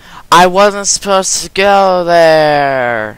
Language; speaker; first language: English; native; English